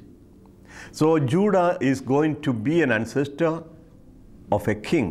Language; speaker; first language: English; non-native, local second language; Malayalam